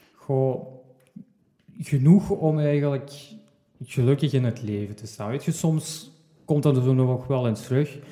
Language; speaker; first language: Dutch; native; Dutch